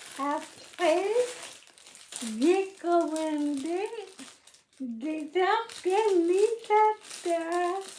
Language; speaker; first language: French; non-native, learner; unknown